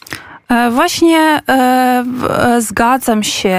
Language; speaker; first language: Polish; non-native, fluent; Ukrainian